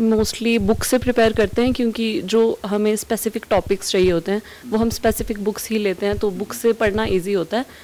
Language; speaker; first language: Hindi; native; Hindi